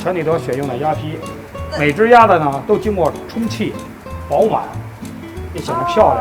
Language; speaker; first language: Chinese; native; Chinese